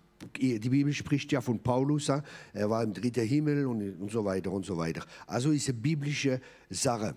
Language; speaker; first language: German; non-native, fluent; French